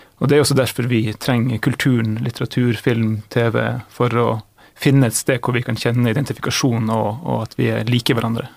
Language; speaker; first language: Norwegian; native; Norwegian